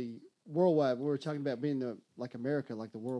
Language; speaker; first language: English; native; English